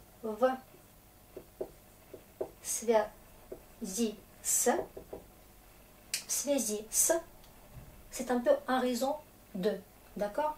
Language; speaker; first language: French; non-native, fluent; Russian